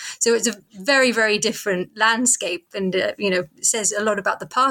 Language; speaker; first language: English; native; English